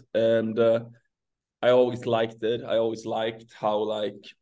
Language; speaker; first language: English; non-native, fluent; Swedish